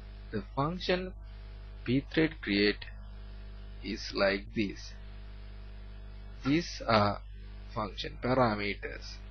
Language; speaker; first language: English; non-native, learner; Sinhala